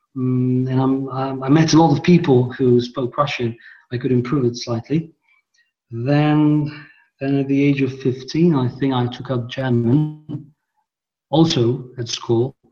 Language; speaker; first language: English; non-native, fluent; Polish